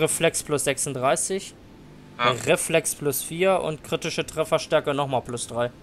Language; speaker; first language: German; native; German